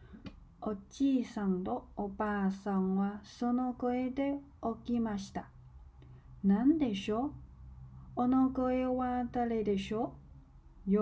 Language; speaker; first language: Japanese; non-native, learner; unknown